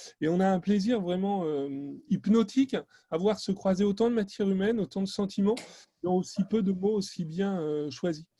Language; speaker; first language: French; native; French